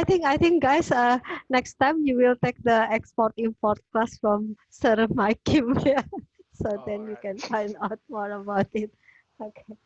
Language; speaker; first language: English; non-native, fluent; Indonesian